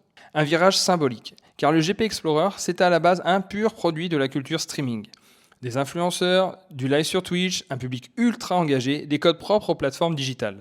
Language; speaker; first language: French; native; French